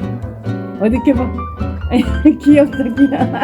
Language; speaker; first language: Korean; native; Korean